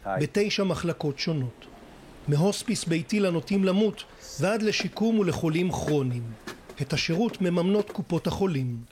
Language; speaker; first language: Hebrew; native; Hebrew